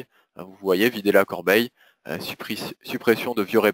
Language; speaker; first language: French; native; French